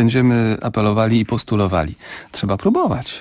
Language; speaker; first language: Polish; native; Polish